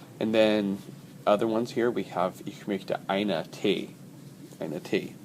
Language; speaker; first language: German; non-native, fluent; English